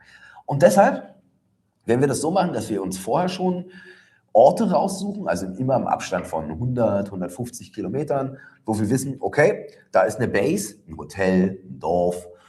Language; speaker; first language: German; native; German